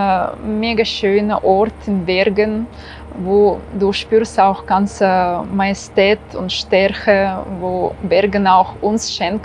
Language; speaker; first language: German; non-native, fluent; Russian